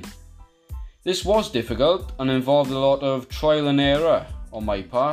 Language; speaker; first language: English; native; English